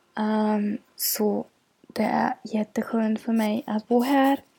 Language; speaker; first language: Swedish; non-native, learner; German